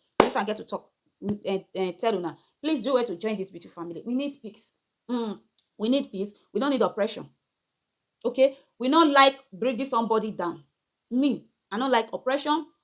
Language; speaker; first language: Nigerian Pidgin; native; Nigerian Pidgin